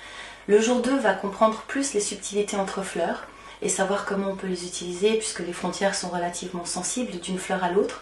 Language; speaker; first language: French; native; French